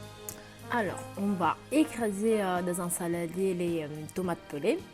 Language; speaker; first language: French; native; French